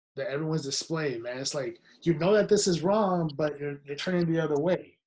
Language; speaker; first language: English; early bilingual, other home language; Spanish